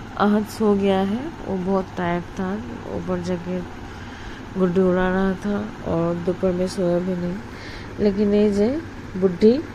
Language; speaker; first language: Hindi; non-native, local second language; Bangla